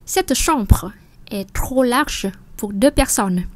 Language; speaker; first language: French; non-native, fluent; Vietnamese